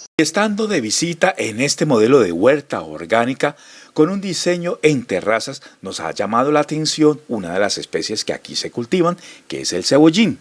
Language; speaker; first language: Spanish; native; Spanish